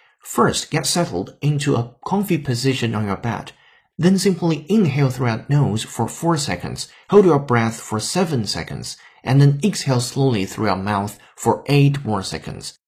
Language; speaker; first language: English; non-native, fluent; Chinese